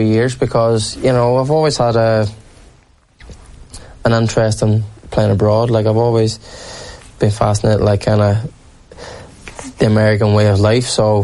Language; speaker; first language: English; native; English